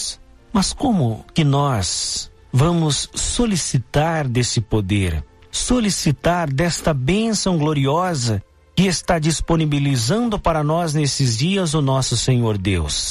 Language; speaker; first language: Portuguese; native; Portuguese